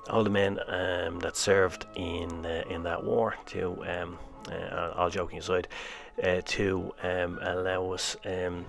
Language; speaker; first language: English; native; English